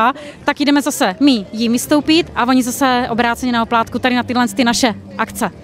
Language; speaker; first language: Czech; native; Czech